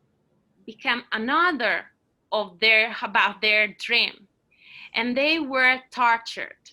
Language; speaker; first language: English; non-native, learner; Italian